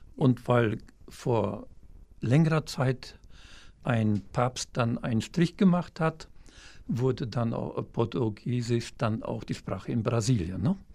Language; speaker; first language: German; native; German